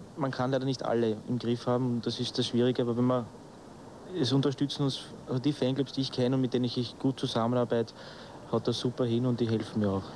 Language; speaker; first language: German; native; German